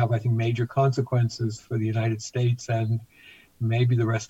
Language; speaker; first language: English; native; English